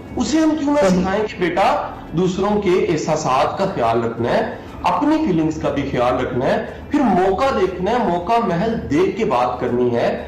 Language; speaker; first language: Urdu; non-native, local second language; Punjabi